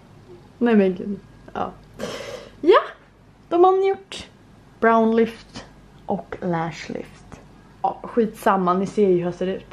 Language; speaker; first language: Swedish; native; Swedish